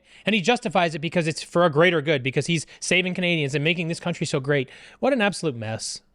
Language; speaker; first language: English; native; English